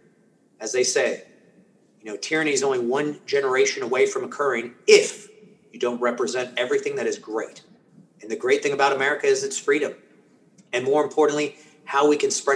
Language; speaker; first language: English; early bilingual, other home language; Spanish